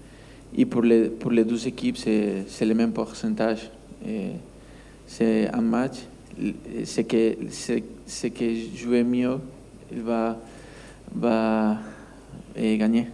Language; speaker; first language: French; non-native, learner; Spanish